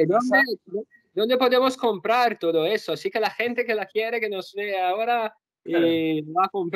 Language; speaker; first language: Spanish; non-native, learner; Italian